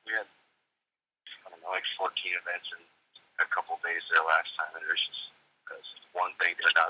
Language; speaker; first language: English; native; English